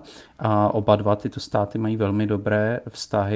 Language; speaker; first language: Czech; native; Czech